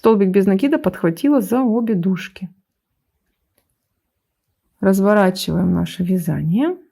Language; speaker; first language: Russian; native; Russian